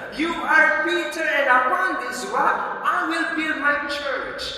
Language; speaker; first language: English; non-native, local second language; Filipino